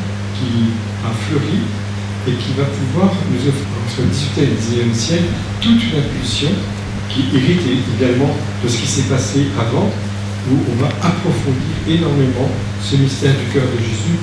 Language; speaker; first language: French; native; French